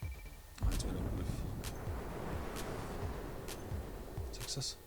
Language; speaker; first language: German; native; German